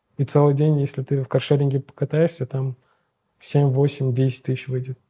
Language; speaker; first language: Russian; non-native, local second language; Uzbek